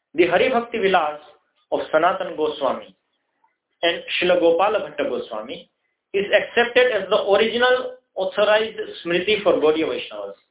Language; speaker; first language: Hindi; non-native, local second language; Gujarati